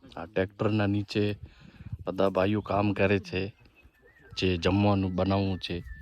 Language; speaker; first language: Gujarati; non-native, local second language; Kachhi